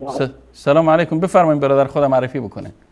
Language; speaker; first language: Persian; native; Persian